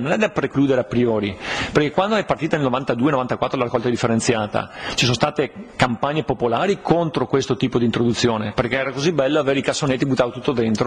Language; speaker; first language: Italian; native; Italian